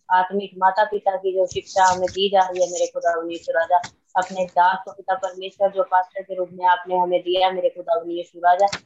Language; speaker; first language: Hindi; non-native, local second language; Punjabi